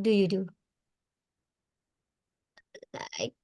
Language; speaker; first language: English; non-native, learner; Indonesian